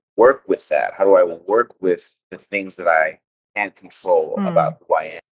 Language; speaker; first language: English; native; English